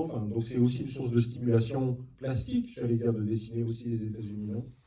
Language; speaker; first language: French; native; French